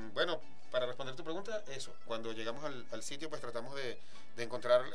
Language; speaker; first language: Spanish; native; Spanish